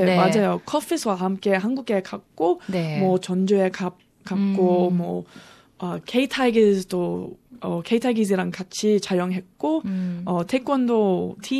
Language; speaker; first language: Korean; non-native, learner; English